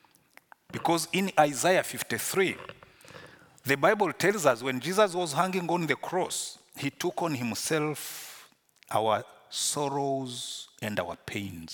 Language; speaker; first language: English; non-native, local second language; Kinyarwanda